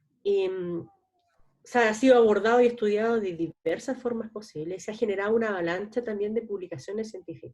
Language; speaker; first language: Spanish; native; Spanish